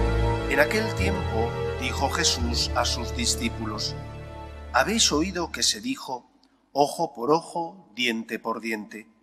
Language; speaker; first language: Spanish; native; Spanish